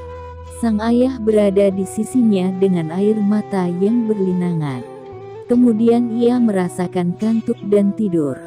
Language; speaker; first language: Indonesian; native; Indonesian